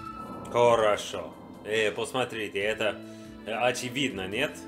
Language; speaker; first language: Russian; non-native, learner; English